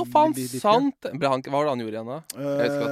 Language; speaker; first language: Norwegian; native; Norwegian